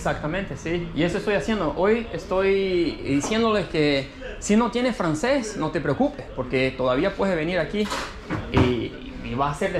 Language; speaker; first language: Spanish; non-native, fluent; Portuguese